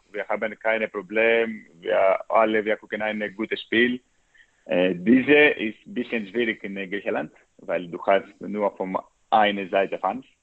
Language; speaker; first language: German; non-native, learner; Greek